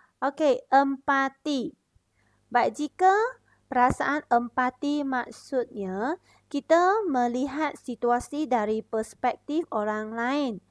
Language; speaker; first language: Malay; non-native, local second language; Chinese